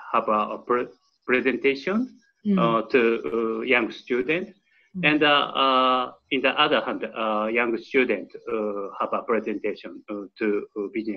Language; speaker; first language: English; non-native, learner; Japanese